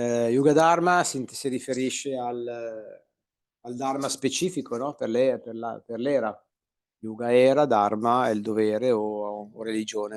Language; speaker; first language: Italian; native; Italian